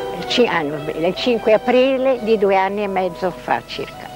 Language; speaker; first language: Italian; non-native, fluent; Hungarian